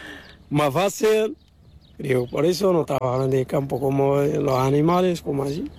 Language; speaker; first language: Spanish; non-native, learner; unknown